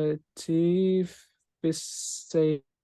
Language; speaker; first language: Arabic; non-native, learner; Urdu